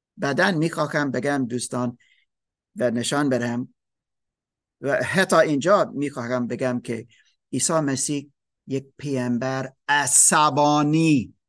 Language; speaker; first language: Persian; non-native, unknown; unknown